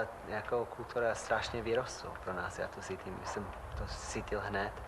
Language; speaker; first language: Czech; non-native, fluent; English